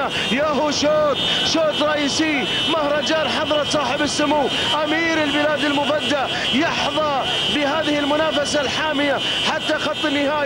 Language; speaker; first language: Arabic; native; Arabic